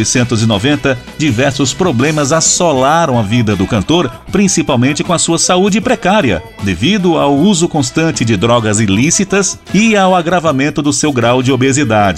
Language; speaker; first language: Portuguese; native; Portuguese